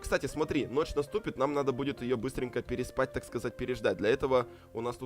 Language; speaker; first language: Russian; native; Russian